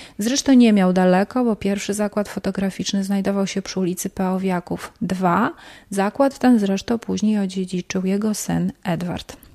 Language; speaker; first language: Polish; native; Polish